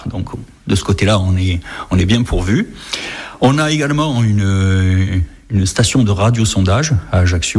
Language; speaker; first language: French; native; French